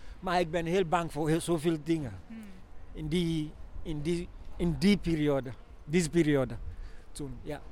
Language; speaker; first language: Dutch; non-native, learner; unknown